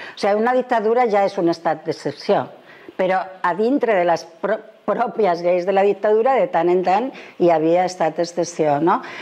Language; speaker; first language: Catalan; non-native, fluent; Spanish